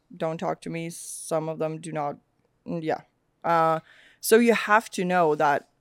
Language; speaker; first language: English; early bilingual, other home language; Swedish